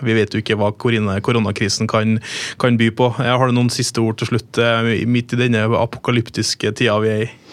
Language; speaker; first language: Norwegian; native; Norwegian